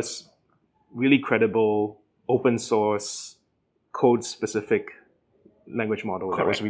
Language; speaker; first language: English; native; English